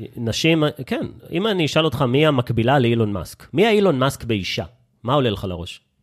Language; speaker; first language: Hebrew; native; Hebrew